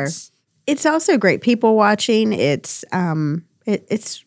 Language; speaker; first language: English; native; English